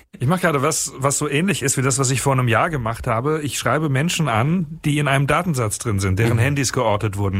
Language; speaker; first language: German; native; German